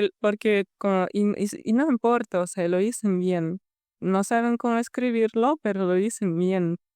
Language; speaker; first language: Spanish; non-native, fluent; Russian